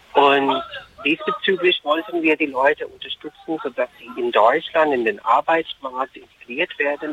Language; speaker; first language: German; non-native, fluent; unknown